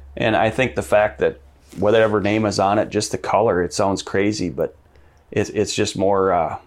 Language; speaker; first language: English; native; English